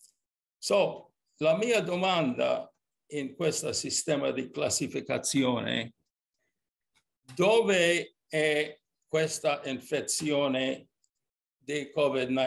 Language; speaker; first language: Italian; early bilingual, heritage; English